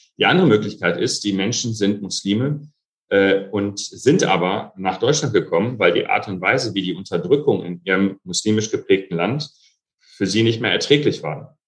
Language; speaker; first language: German; early bilingual, other home language; Arabic